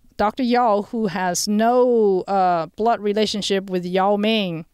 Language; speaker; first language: English; non-native, fluent; Chinese